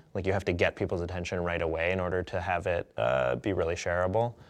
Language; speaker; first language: English; native; English